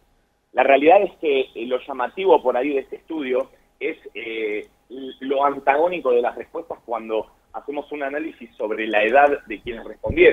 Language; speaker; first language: Spanish; native; Spanish